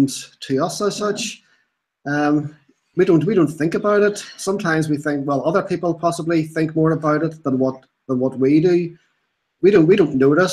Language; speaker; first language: English; native; English